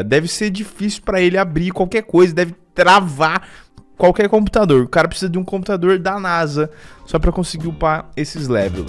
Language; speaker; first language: Portuguese; native; Portuguese